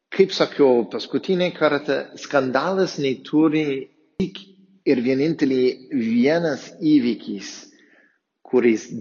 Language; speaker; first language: Lithuanian; non-native, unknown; English